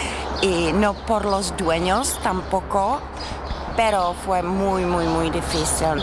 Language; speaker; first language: Spanish; non-native, fluent; Czech